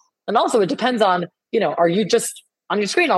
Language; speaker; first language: English; non-native, fluent; Spanish